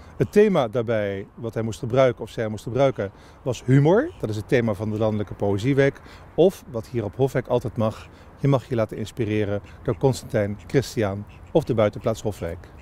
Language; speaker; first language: Dutch; native; Dutch